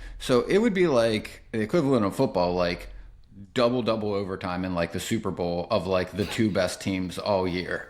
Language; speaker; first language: English; native; English